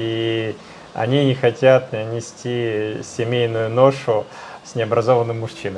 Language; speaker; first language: Russian; native; Russian